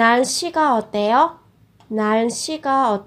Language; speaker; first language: Korean; non-native, fluent; Vietnamese